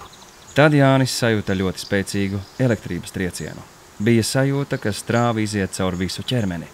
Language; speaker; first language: Latvian; native; Latvian